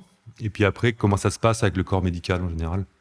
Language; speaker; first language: French; native; French